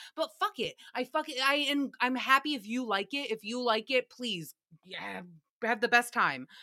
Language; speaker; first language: English; early bilingual, other home language; Armenian